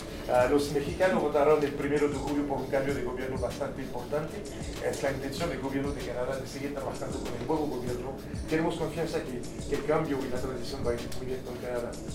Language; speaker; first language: Spanish; non-native, fluent; English